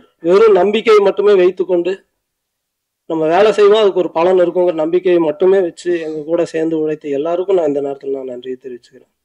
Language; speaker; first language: Tamil; native; Tamil